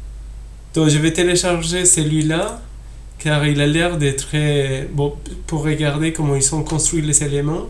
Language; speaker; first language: French; non-native, fluent; Spanish